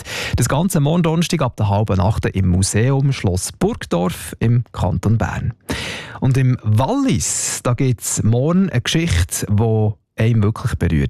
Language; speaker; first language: German; native; German